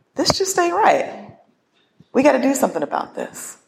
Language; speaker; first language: English; native; English